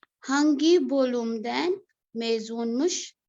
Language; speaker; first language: Turkish; non-native, learner; Urdu